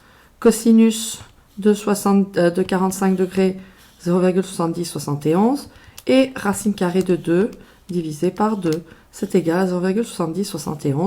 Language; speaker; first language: French; native; French